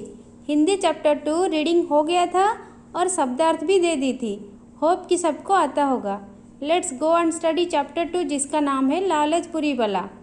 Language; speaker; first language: Hindi; non-native, local second language; Odia